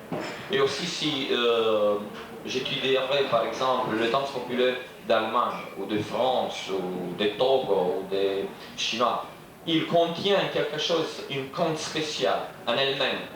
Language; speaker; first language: French; non-native, fluent; Romanian